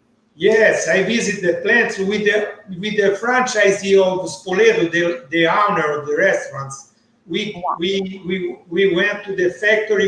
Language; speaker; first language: English; non-native, learner; Italian